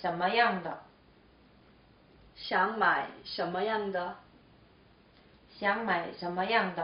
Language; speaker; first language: Chinese; non-native, learner; Korean